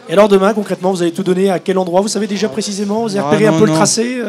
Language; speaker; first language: French; native; French